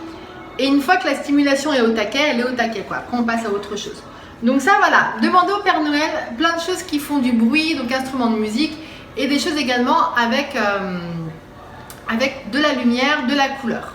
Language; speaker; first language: French; native; French